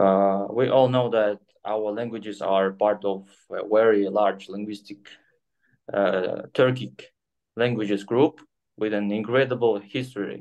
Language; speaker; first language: English; non-native, fluent; Kyrgyz